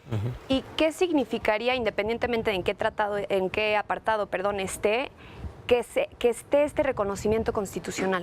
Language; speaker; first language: Spanish; native; Spanish